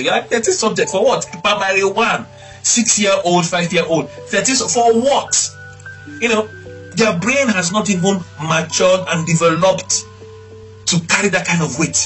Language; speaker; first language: English; non-native, local second language; Igbo